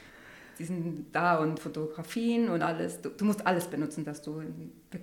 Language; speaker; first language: German; non-native, learner; Spanish